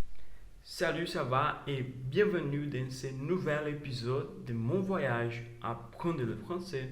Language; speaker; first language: French; non-native, learner; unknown